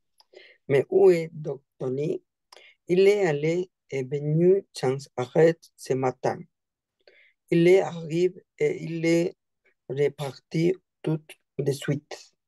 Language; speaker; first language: French; non-native, learner; Spanish